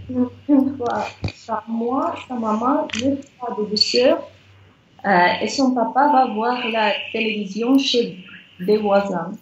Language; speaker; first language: French; non-native, learner; Russian